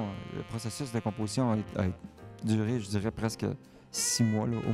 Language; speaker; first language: French; native; French